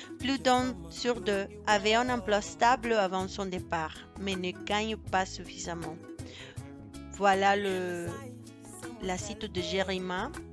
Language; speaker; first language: French; non-native, fluent; Spanish